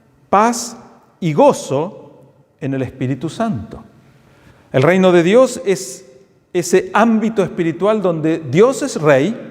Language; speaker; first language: Spanish; native; Spanish